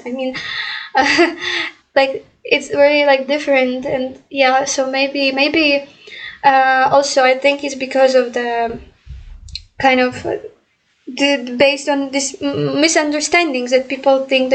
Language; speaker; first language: English; non-native, fluent; Ukrainian